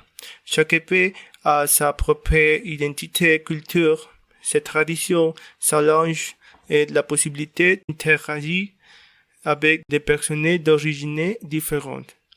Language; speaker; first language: French; non-native, learner; Spanish